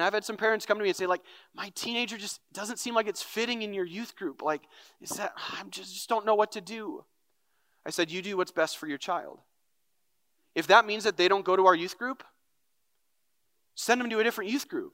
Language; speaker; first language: English; native; English